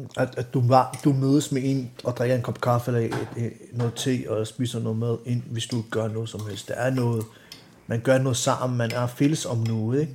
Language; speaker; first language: Danish; early bilingual, other home language; Arabic